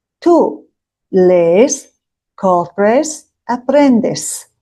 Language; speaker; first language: Spanish; non-native, fluent; Mongolian